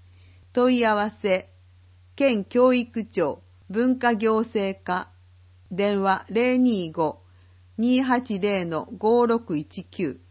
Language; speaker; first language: Japanese; native; Japanese